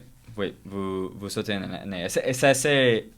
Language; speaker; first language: French; non-native, local second language; English